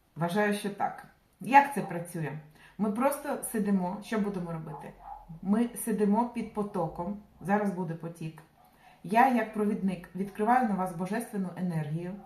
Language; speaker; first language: Ukrainian; non-native, local second language; Russian